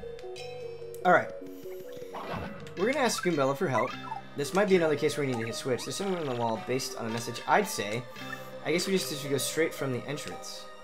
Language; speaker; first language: English; native; English